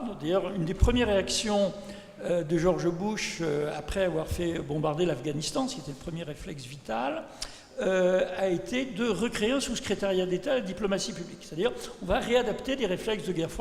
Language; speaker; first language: French; native; French